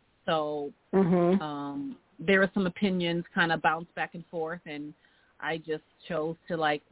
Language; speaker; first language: English; native; English